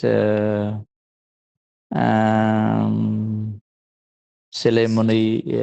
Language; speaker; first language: English; non-native, learner; Vietnamese